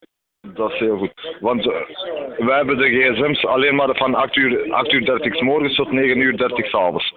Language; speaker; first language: Dutch; non-native, fluent; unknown